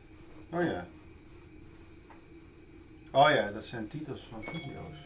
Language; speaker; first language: Dutch; native; Dutch